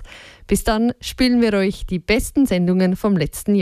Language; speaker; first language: German; native; German